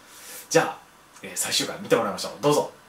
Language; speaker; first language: Japanese; native; Japanese